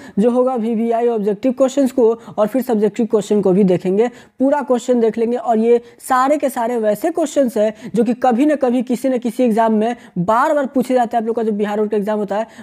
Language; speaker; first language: Hindi; native; Hindi